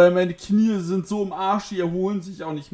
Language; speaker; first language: German; native; German